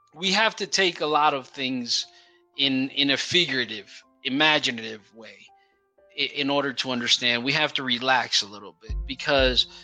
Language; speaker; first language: English; non-native, fluent; Portuguese